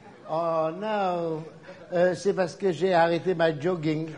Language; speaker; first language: French; native; French